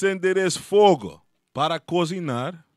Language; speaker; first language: Portuguese; non-native, fluent; Spanish